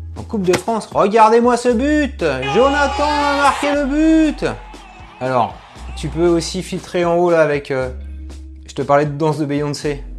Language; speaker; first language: French; native; French